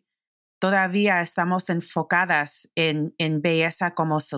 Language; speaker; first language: Spanish; early bilingual, heritage; English